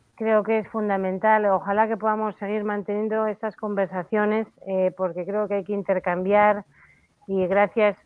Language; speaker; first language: Spanish; native; Spanish